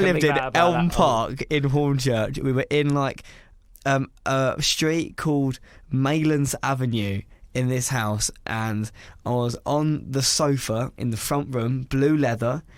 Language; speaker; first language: English; native; English